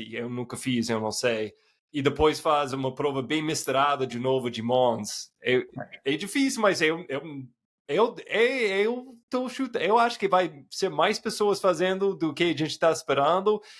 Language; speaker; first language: Portuguese; non-native, fluent; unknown